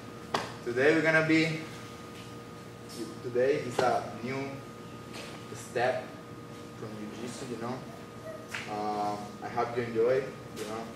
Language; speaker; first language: English; non-native, learner; Spanish